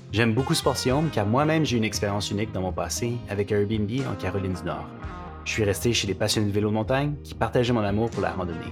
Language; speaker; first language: French; native; French